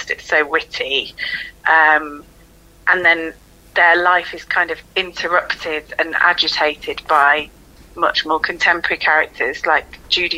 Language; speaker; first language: English; native; English